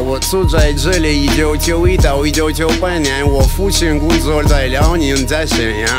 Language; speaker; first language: Chinese; non-native, learner; Russian